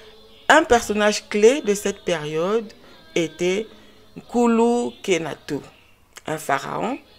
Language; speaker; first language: French; non-native, local second language; Kongo